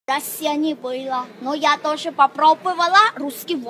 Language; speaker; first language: Russian; non-native, learner; Thai